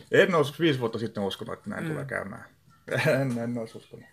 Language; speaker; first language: Finnish; non-native, local second language; Swedish